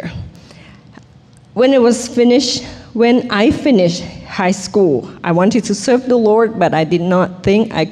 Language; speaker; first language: English; non-native, fluent; Thai